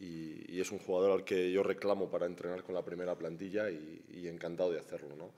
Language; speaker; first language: Spanish; native; Spanish